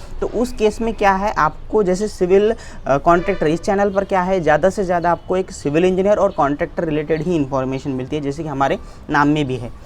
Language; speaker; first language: Hindi; non-native, local second language; Marathi